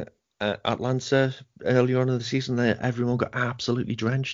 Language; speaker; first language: English; native; English